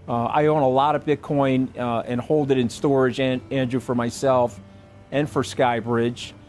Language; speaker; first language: English; native; English